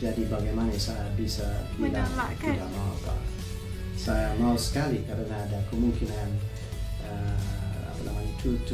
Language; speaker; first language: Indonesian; non-native, fluent; English